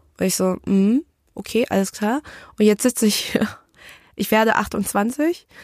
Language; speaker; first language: German; early bilingual, other home language; Vietnamese